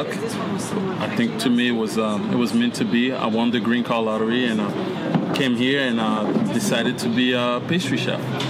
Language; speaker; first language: English; non-native, fluent; French